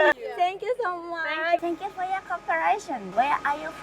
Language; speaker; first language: English; non-native, learner; Japanese